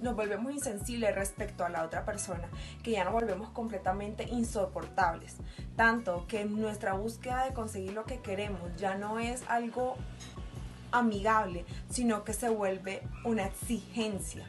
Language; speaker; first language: Spanish; native; Spanish